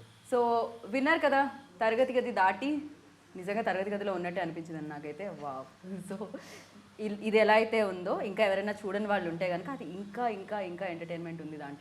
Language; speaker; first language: Telugu; native; Telugu